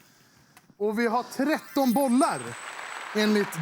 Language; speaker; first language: Swedish; native; Swedish